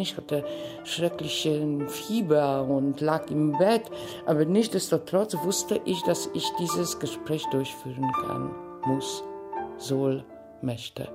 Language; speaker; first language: German; non-native, fluent; Polish